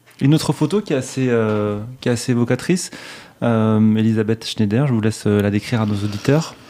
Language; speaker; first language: French; native; French